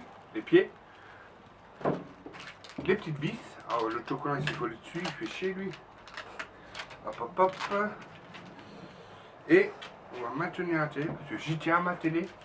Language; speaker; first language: French; native; French